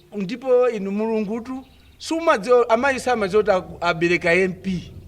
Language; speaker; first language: Nyanja; non-native, local second language; Tumbuka